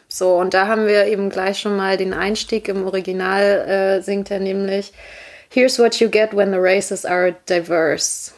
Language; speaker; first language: German; native; German